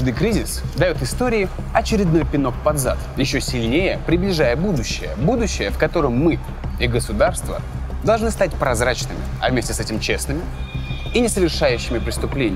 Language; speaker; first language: Russian; native; Russian